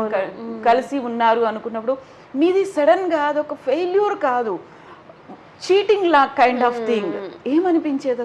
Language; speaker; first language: Telugu; native; Telugu